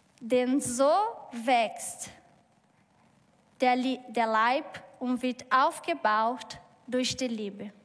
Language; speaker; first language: German; non-native, learner; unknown